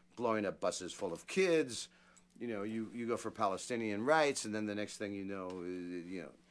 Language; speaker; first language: English; native; English